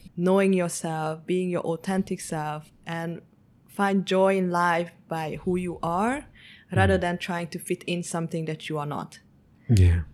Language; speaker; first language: English; early bilingual, heritage; Hungarian